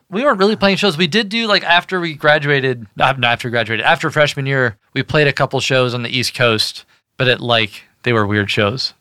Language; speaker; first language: English; native; English